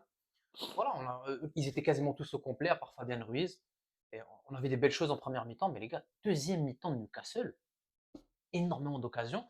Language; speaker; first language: French; native; French